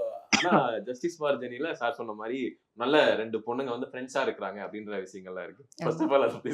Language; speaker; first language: Tamil; native; Tamil